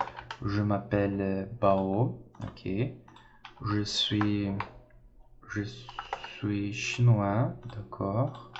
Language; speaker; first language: French; non-native, fluent; Portuguese